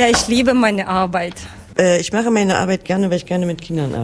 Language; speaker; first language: German; non-native, learner; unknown